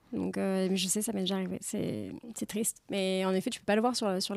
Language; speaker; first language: French; native; French